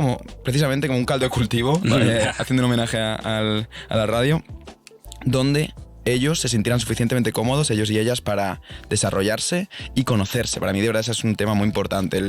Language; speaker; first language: Spanish; native; Spanish